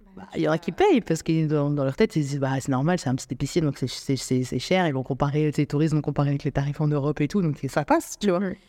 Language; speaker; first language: French; native; French